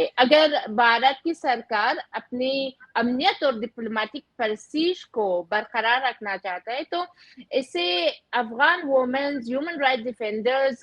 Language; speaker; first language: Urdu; non-native, fluent; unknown